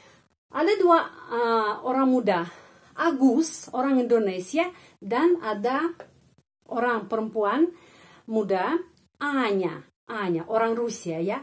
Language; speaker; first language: Indonesian; non-native, fluent; Russian